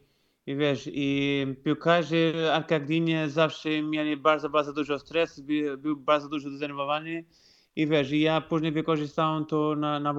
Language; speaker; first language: Polish; non-native, fluent; Portuguese